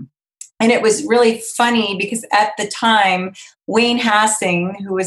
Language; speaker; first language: English; native; English